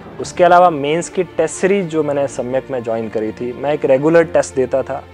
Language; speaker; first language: Hindi; native; Hindi